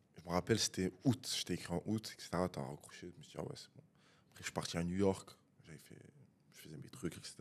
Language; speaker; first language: French; non-native, fluent; Italian